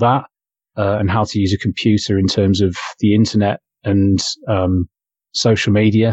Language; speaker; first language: English; native; English